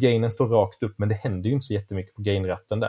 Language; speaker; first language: Swedish; native; Swedish